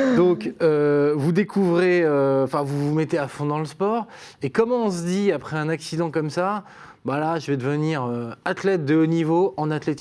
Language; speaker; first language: French; native; French